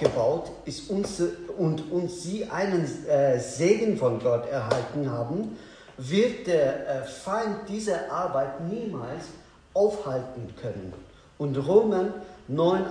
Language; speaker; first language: German; non-native, learner; Azerbaijani